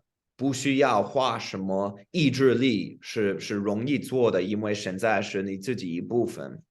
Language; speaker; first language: Chinese; non-native, fluent; English